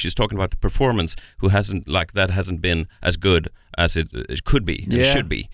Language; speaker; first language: English; non-native, fluent; Swedish